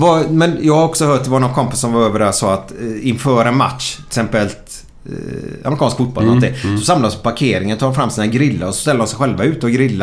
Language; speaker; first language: Swedish; native; Swedish